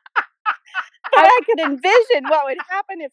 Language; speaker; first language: English; native; English